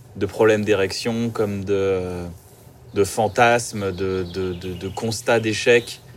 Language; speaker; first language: French; native; French